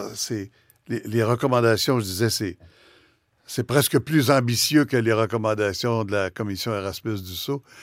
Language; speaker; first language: French; native; French